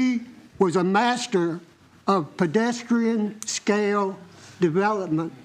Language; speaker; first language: English; native; English